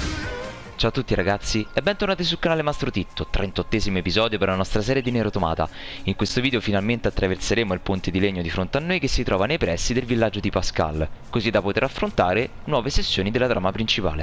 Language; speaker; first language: Italian; native; Italian